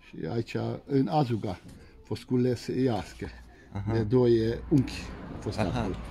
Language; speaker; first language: Romanian; non-native, local second language; Hungarian